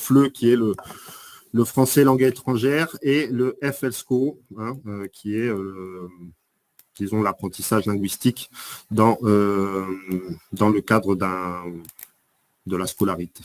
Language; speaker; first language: French; native; French